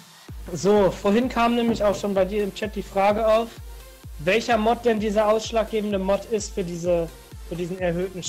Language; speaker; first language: German; native; German